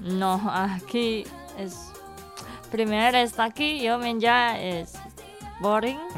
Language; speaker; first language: Catalan; non-native, learner; Indonesian